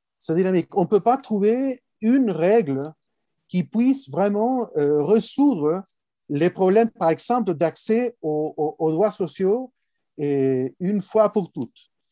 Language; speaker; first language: French; non-native, fluent; Spanish